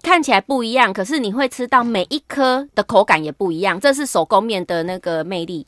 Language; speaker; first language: Chinese; native; Chinese